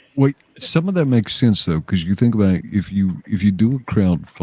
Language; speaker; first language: English; native; English